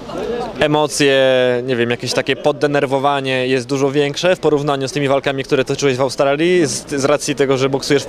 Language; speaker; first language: Polish; native; Polish